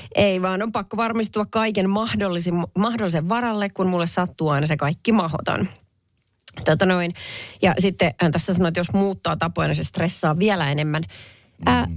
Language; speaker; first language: Finnish; native; Finnish